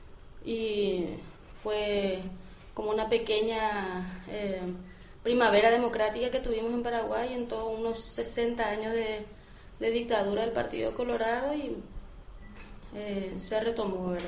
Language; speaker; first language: Spanish; native; Spanish